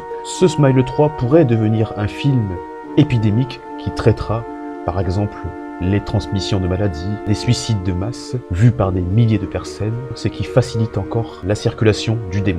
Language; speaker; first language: French; native; French